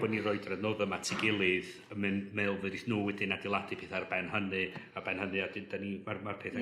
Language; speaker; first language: Welsh; native; Welsh